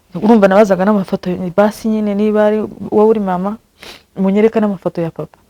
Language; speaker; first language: Kinyarwanda; early bilingual, heritage; Kinyarwanda